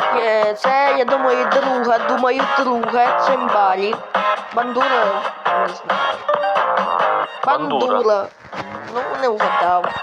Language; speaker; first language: Ukrainian; non-native, local second language; Russian